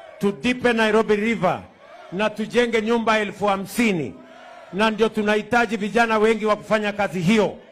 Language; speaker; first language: Swahili; non-native, local second language; Kalenjin